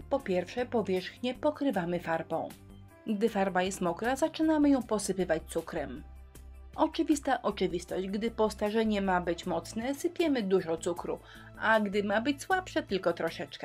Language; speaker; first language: Polish; native; Polish